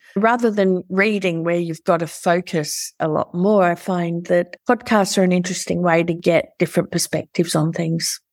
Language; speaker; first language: English; native; English